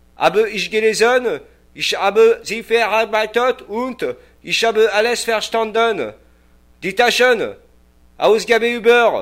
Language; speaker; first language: German; non-native, learner; French